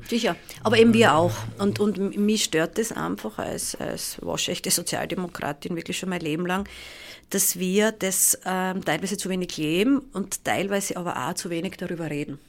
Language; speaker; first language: German; native; German